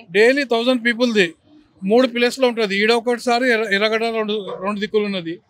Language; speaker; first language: Telugu; non-native, local second language; Urdu